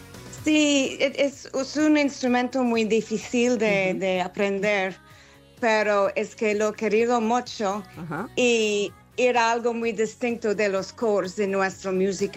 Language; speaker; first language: Spanish; non-native, fluent; English